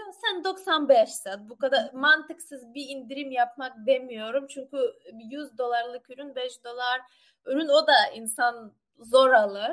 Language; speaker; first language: Turkish; non-native, learner; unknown